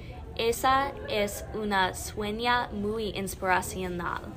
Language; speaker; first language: Spanish; non-native, learner; English